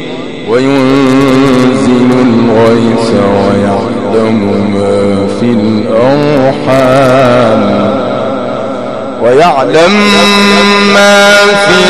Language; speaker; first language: Arabic; native; Arabic